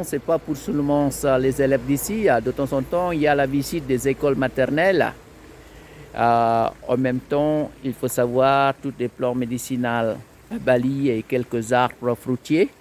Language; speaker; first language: French; non-native, fluent; Indonesian